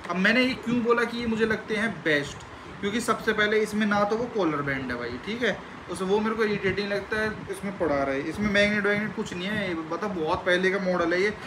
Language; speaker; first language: Hindi; native; Hindi